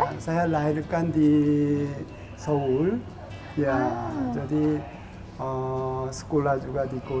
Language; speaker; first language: Indonesian; non-native, fluent; Korean